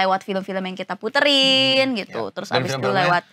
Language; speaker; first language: Indonesian; native; Indonesian